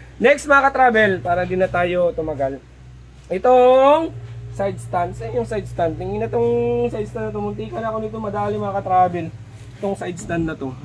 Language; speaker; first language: Filipino; non-native, local second language; Waray